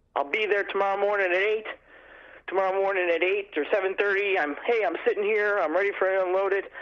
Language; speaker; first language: English; native; English